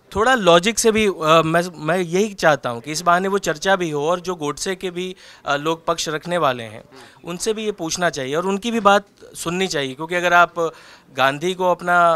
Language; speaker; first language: Hindi; native; Hindi